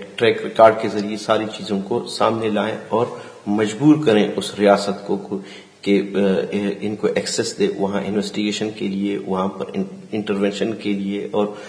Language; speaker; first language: Urdu; non-native, local second language; Baluchi